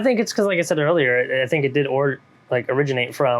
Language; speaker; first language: English; native; English